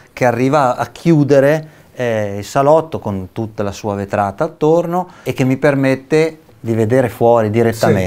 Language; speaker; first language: Italian; native; Italian